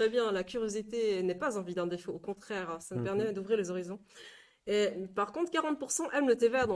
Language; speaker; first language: French; native; French